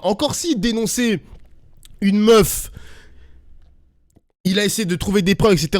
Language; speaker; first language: French; native; French